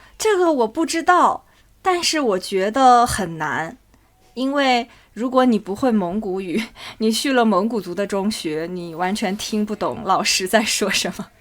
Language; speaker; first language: Chinese; native; Chinese